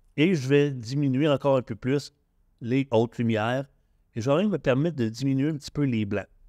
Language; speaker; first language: French; native; French